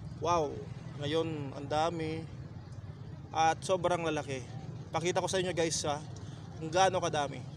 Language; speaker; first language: Filipino; non-native, local second language; Bikol